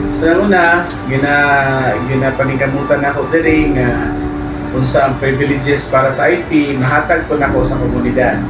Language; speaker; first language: Cebuano; non-native, local second language; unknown